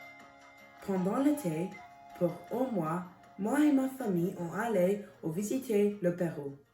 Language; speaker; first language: French; non-native, learner; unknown